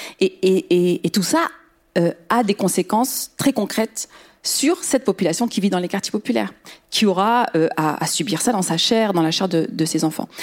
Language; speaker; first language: French; early bilingual, other home language; Riffian